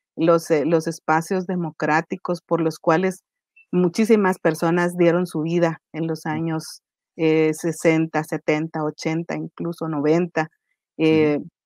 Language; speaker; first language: Spanish; native; Spanish